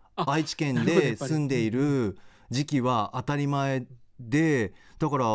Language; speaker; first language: Japanese; native; Japanese